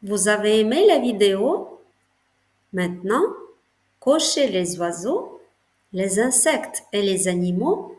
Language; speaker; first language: French; non-native, fluent; Ukrainian